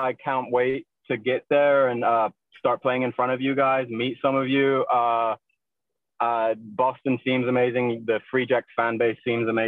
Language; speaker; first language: English; native; English